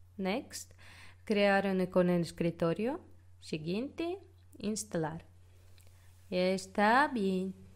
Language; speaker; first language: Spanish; non-native, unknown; Russian